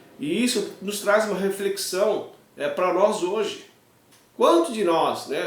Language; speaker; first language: Portuguese; native; Portuguese